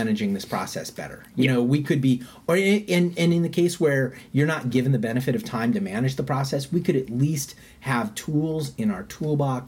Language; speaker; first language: English; native; English